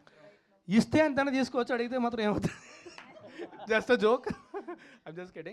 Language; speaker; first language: Telugu; native; Telugu